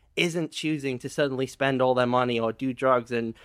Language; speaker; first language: English; native; English